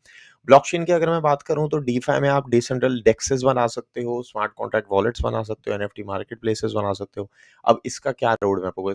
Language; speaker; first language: Hindi; native; Hindi